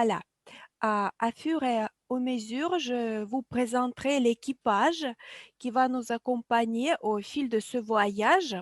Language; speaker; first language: French; non-native, fluent; Russian